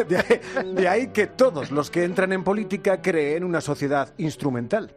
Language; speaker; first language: Spanish; native; Spanish